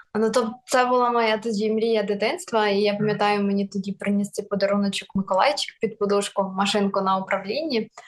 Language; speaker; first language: Ukrainian; non-native, local second language; Russian